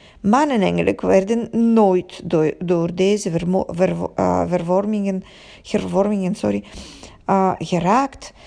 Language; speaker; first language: Dutch; non-native, fluent; Bulgarian